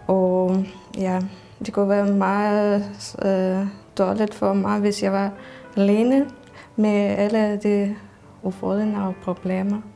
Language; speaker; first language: Danish; non-native, learner; Russian